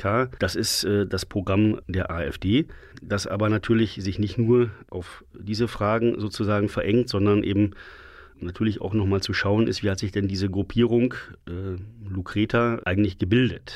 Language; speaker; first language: German; native; German